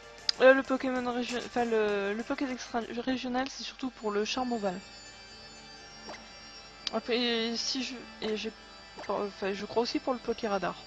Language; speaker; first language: French; native; French